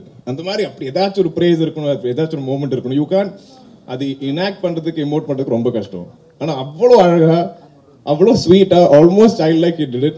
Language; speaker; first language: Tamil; non-native, fluent; Malayalam